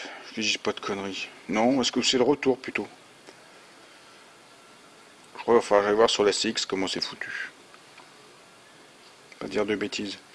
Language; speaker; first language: French; native; French